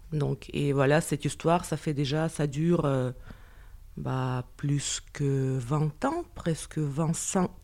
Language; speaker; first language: French; non-native, fluent; Russian